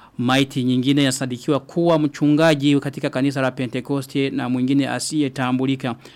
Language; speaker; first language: Swahili; non-native, local second language; Rundi